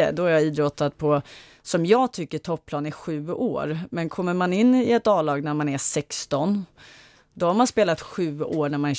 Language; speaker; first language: Swedish; native; Swedish